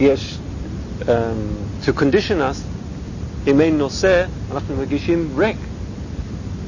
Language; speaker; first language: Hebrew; non-native, fluent; English